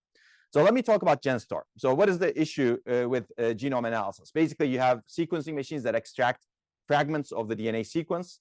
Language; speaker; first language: English; non-native, fluent; Turkish